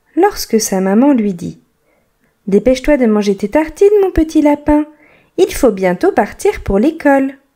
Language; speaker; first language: French; native; French